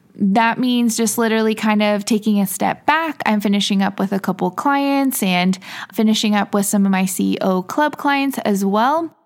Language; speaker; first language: English; native; English